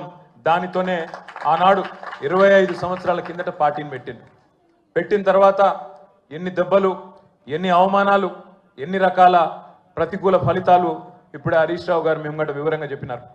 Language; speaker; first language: Telugu; native; Telugu